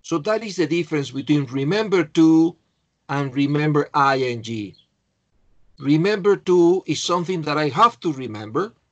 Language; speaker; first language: English; non-native, fluent; Spanish